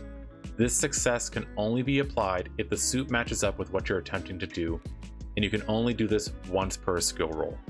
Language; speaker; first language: English; native; English